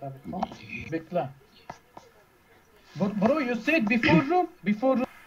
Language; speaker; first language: English; non-native, learner; Uzbek